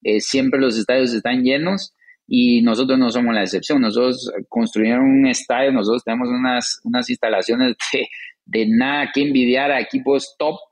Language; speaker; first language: Spanish; native; Spanish